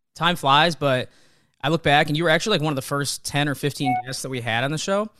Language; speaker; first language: English; native; English